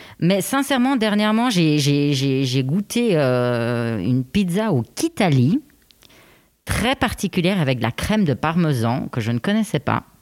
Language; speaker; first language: French; native; French